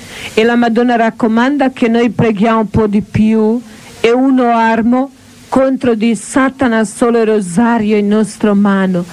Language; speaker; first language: Italian; non-native, learner; Croatian